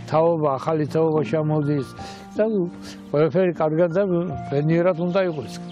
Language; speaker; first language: Georgian; native; Georgian